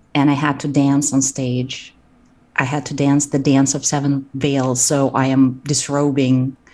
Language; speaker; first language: English; non-native, fluent; Russian